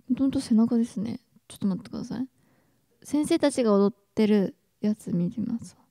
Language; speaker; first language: Japanese; native; Japanese